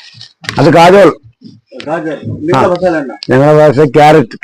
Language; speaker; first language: Malayalam; non-native, learner; Assamese